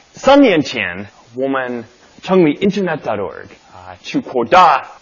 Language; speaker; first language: Chinese; non-native, learner; English